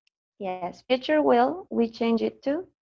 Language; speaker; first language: English; non-native, fluent; Spanish